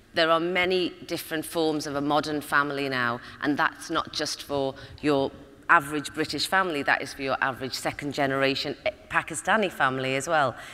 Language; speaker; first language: English; native; English